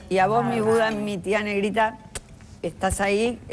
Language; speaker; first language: Spanish; native; Spanish